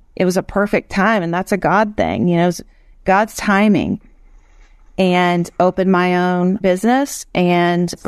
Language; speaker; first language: English; native; English